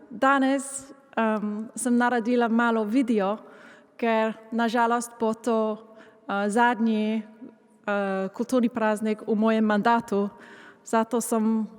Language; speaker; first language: Slovenian; non-native, learner; English